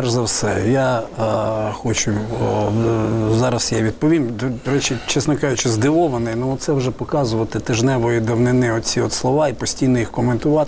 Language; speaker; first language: Ukrainian; native; Ukrainian